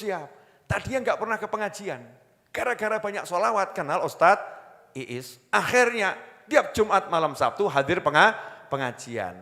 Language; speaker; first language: Indonesian; native; Indonesian